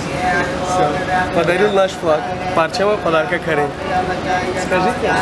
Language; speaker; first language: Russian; non-native, local second language; Tajik